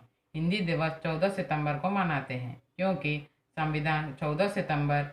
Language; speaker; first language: Hindi; non-native, local second language; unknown